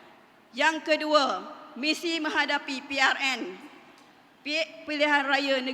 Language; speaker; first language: Malay; native; Malay